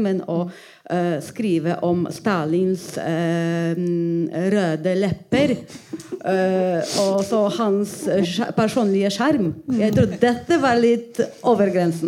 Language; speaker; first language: Norwegian; non-native, fluent; Polish